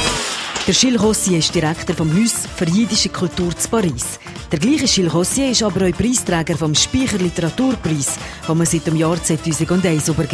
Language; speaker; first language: German; native; German